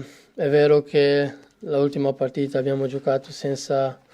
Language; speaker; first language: Italian; non-native, fluent; Portuguese